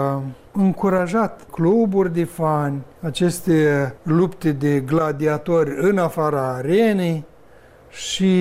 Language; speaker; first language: Romanian; native; Romanian